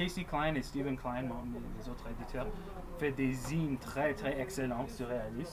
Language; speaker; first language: French; non-native, local second language; English